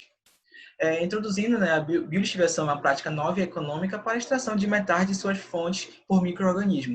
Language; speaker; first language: Portuguese; native; Portuguese